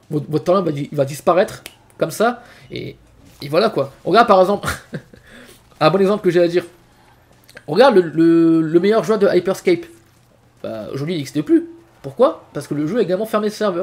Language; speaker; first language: French; native; French